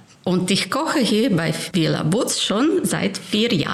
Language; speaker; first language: German; non-native, fluent; Ukrainian